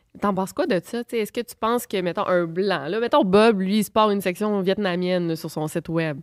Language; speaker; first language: French; native; French